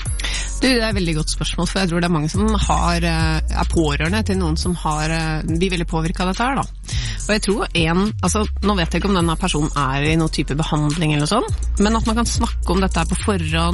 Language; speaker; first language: Norwegian; native; Norwegian